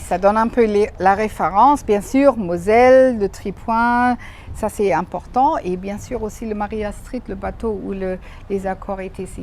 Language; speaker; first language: French; non-native, fluent; German